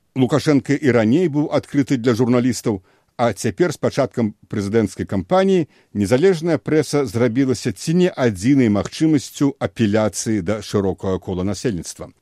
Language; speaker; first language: Belarusian; native; Belarusian